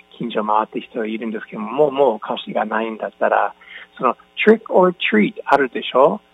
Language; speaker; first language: Japanese; non-native, fluent; English